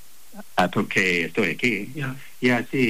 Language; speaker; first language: Spanish; non-native, learner; English